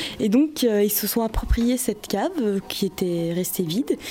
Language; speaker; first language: French; native; French